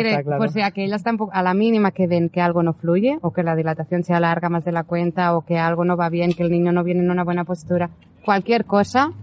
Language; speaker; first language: Spanish; native; Spanish